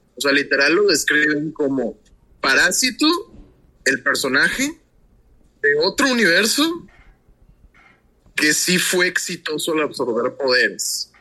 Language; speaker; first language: Spanish; native; Spanish